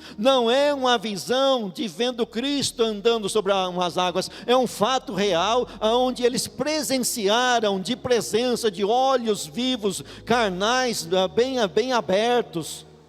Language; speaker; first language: Portuguese; native; Portuguese